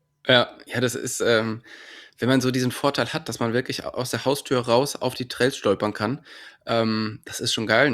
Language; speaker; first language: German; native; German